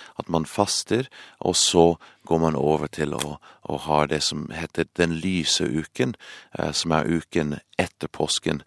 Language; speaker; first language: Norwegian; non-native, fluent; English